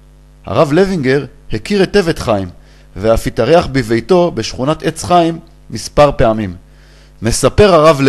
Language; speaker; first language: Hebrew; native; Hebrew